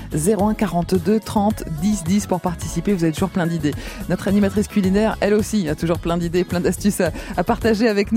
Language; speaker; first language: French; native; French